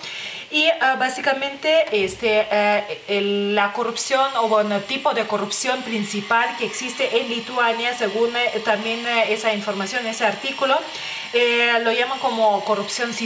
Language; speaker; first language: Spanish; non-native, fluent; Lithuanian